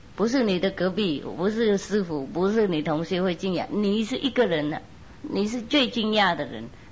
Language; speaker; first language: Chinese; non-native, fluent; Vietnamese